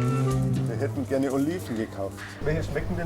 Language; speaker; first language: German; native; German